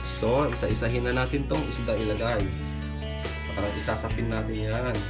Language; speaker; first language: Filipino; non-native, local second language; Iloko